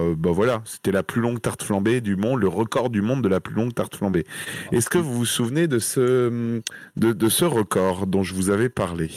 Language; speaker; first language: French; native; French